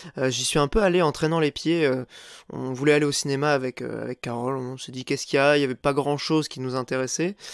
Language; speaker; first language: French; native; French